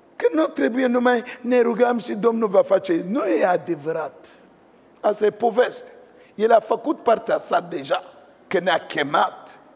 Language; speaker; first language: Romanian; non-native, fluent; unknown